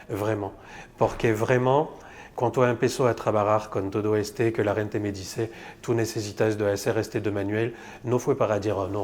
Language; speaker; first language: Spanish; non-native, fluent; French